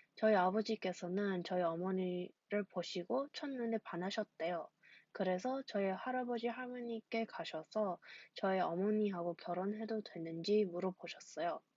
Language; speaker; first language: Korean; early bilingual, heritage; Korean